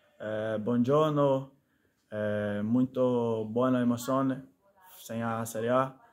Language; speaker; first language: Italian; non-native, learner; Portuguese